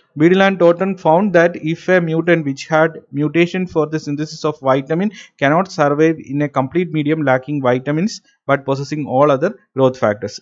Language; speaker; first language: English; non-native, local second language; Malayalam